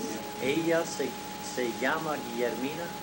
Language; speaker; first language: Spanish; non-native, learner; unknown